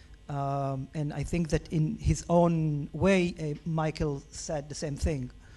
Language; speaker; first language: English; non-native, fluent; Hebrew